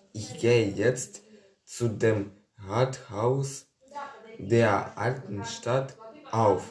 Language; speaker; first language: German; non-native, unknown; Ukrainian